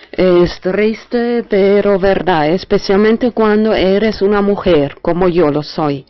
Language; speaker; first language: Spanish; non-native, fluent; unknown